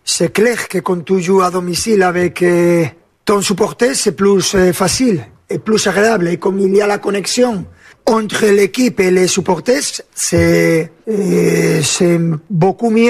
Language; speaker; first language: French; non-native, learner; Spanish